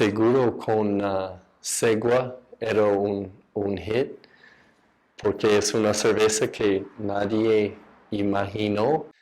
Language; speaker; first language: Spanish; non-native, fluent; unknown